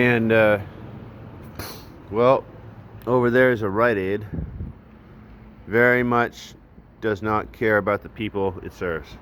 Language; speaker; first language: English; native; English